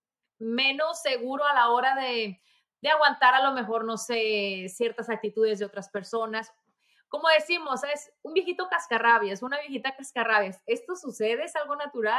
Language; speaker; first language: Spanish; native; Spanish